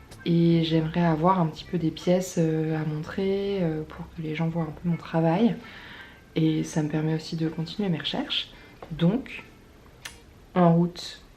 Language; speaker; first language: French; native; French